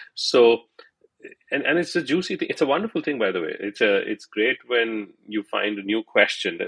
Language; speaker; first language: English; non-native, local second language; Hindi